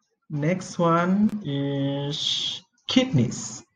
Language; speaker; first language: English; non-native, local second language; Malay